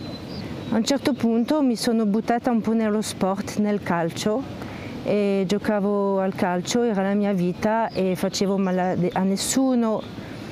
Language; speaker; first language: Italian; non-native, fluent; French